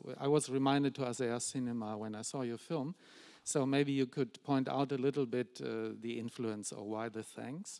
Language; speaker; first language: English; non-native, fluent; German